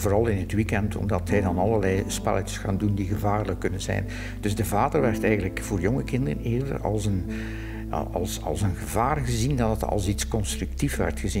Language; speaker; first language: Dutch; native; Dutch